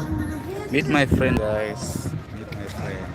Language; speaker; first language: English; non-native, local second language; Shona